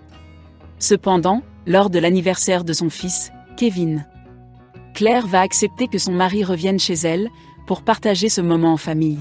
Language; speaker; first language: French; non-native, local second language; Haitian Creole